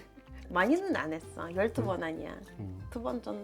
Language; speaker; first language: Korean; non-native, fluent; Ukrainian